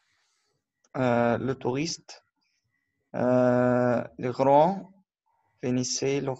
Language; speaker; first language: French; non-native, learner; Arabic